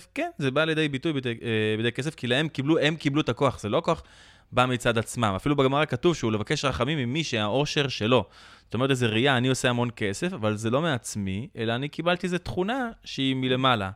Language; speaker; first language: Hebrew; native; Hebrew